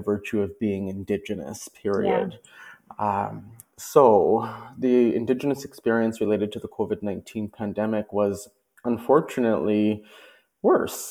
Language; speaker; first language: English; native; English